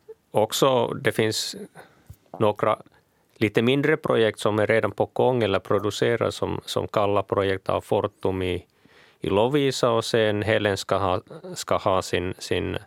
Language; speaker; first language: Swedish; non-native, local second language; Finnish